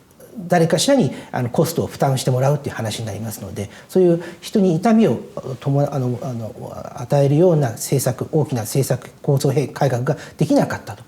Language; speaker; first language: Japanese; native; Japanese